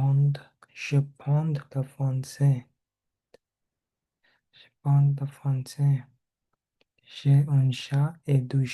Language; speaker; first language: French; non-native, learner; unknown